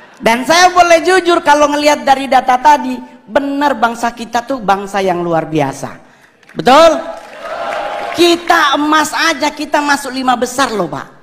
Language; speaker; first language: Indonesian; native; Indonesian